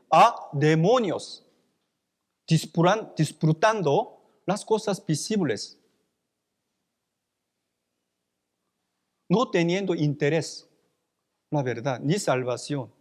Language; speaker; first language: Spanish; non-native, fluent; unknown